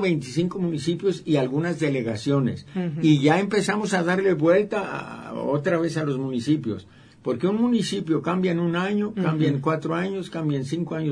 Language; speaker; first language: Spanish; native; Spanish